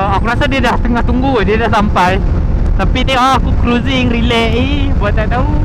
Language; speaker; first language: Malay; native; Malay